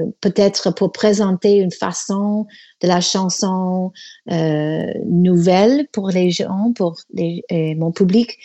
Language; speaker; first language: French; non-native, learner; English